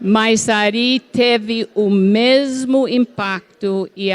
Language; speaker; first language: Portuguese; non-native, fluent; English